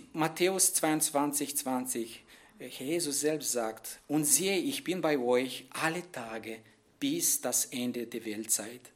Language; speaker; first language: German; non-native, fluent; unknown